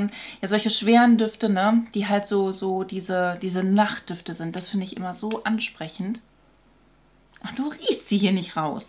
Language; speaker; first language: German; native; German